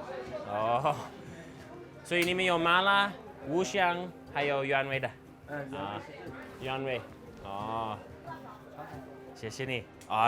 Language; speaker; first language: Chinese; non-native, learner; English